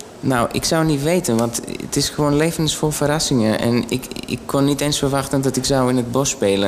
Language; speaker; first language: Dutch; non-native, fluent; Greek